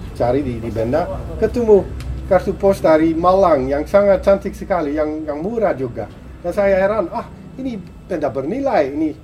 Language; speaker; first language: Indonesian; non-native, fluent; Dutch